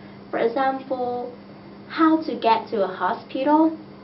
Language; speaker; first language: English; non-native, fluent; Vietnamese